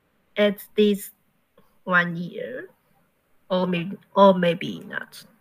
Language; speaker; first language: English; non-native, learner; Chinese